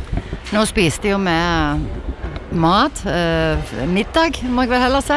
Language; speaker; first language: Norwegian; native; Norwegian